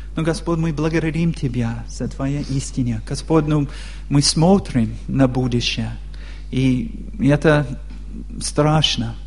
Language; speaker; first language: Russian; non-native, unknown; English